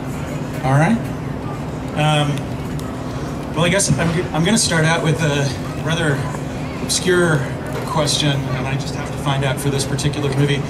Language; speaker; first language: English; native; English